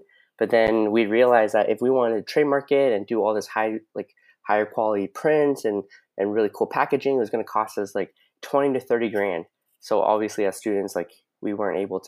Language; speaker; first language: English; native; English